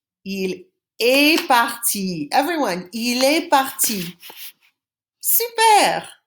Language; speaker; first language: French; non-native, fluent; English